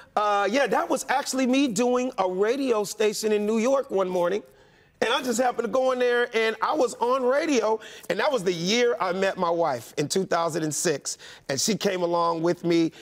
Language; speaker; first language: English; native; English